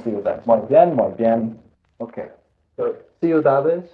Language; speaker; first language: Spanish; non-native, fluent; English